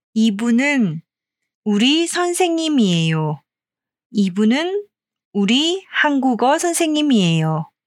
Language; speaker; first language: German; non-native, fluent; Korean